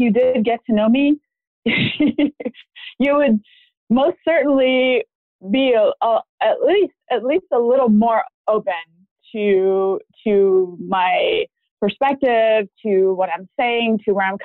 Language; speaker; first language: English; non-native, fluent; German